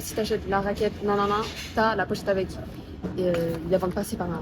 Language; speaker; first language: French; native; French